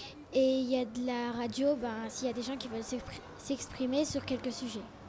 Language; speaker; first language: French; native; French